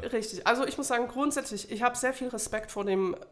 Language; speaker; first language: German; non-native, fluent; Polish